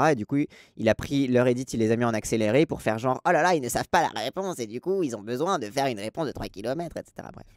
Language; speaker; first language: French; native; French